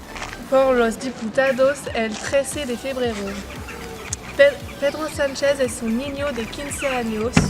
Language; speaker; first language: Spanish; non-native, learner; French